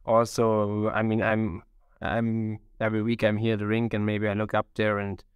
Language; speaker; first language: English; non-native, fluent; German